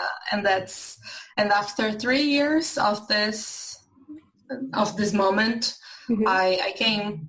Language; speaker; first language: English; non-native, fluent; Portuguese